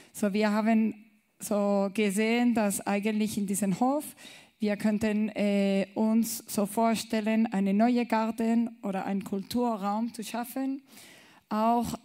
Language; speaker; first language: German; non-native, learner; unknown